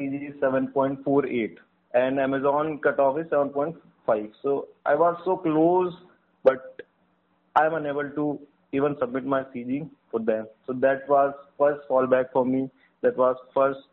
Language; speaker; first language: English; non-native, local second language; Hindi